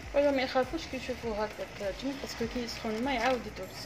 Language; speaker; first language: Arabic; native; Arabic